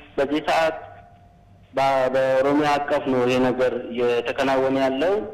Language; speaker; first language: Amharic; non-native, local second language; Oromo